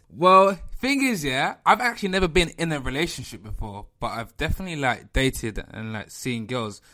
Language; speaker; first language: English; native; English